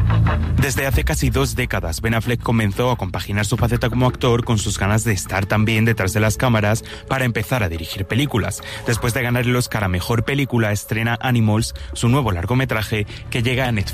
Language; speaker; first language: Spanish; native; Spanish